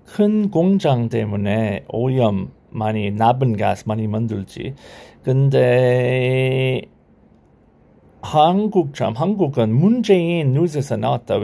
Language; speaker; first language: Korean; non-native, learner; English